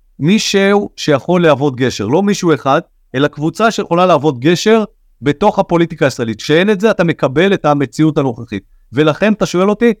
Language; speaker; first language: Hebrew; native; Hebrew